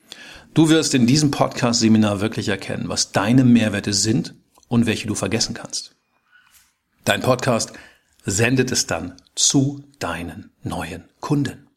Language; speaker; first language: German; native; German